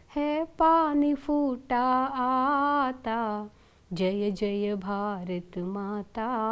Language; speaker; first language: Hindi; non-native, local second language; Kannada